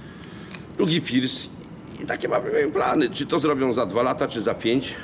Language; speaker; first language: Polish; native; Polish